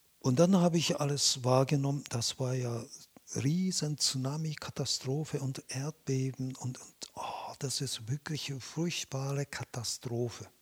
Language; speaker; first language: German; non-native, fluent; Japanese